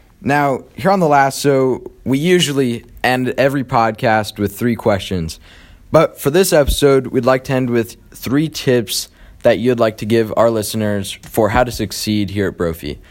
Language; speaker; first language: English; native; English